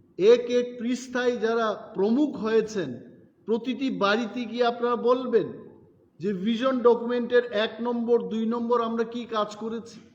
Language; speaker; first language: Bangla; non-native, local second language; Kok Borok